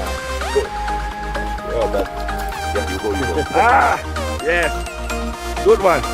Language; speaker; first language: English; non-native, learner; Thai